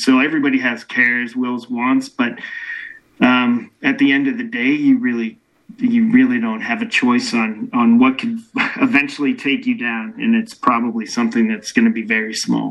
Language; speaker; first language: English; native; English